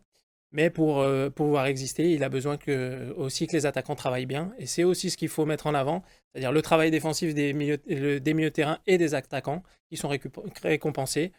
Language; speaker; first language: French; native; French